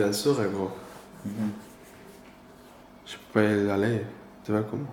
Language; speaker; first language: French; non-native, learner; Persian